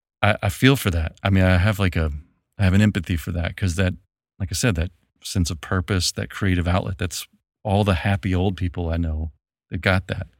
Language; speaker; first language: English; native; English